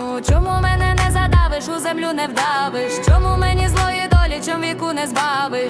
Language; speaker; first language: Ukrainian; native; Ukrainian